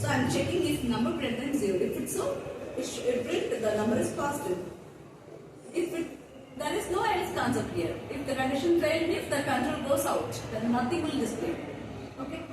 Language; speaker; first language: English; non-native, local second language; Tamil